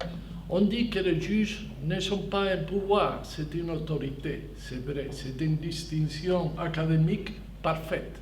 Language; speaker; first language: French; non-native, fluent; Spanish